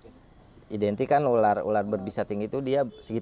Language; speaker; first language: Indonesian; native; Indonesian